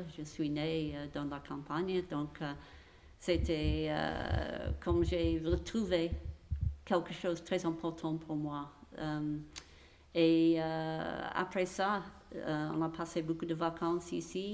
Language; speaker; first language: French; non-native, fluent; English